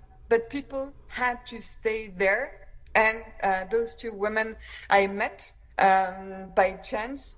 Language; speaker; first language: English; non-native, fluent; French